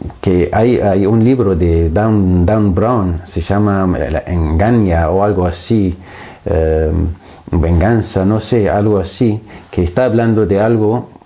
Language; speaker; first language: Spanish; non-native, fluent; Arabic